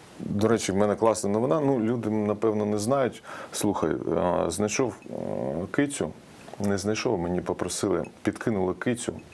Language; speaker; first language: Ukrainian; non-native, local second language; Russian